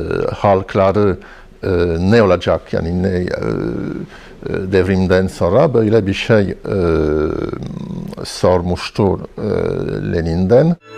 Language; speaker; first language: Turkish; non-native, fluent; French